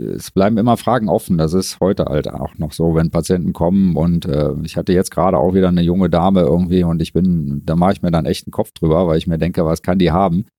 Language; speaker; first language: German; native; German